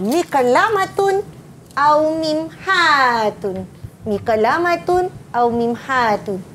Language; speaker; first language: Arabic; non-native, fluent; Malay